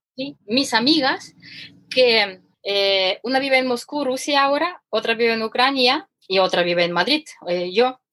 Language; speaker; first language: Spanish; non-native, fluent; Ukrainian